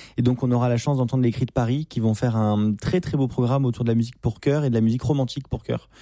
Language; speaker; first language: French; native; French